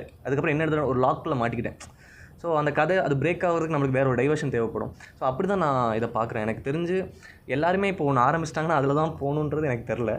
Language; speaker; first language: Tamil; native; Tamil